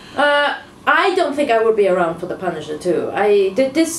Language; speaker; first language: English; non-native, fluent; German